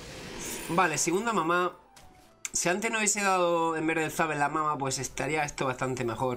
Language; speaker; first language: Spanish; native; Spanish